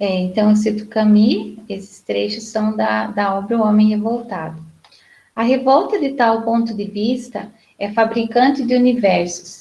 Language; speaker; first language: Portuguese; native; Portuguese